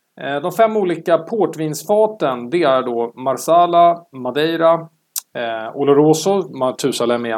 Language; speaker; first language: Swedish; native; Swedish